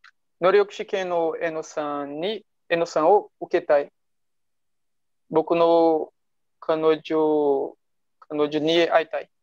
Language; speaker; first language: Japanese; non-native, learner; Portuguese